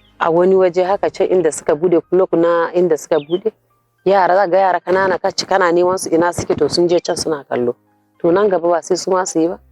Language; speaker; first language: Hausa; native; Hausa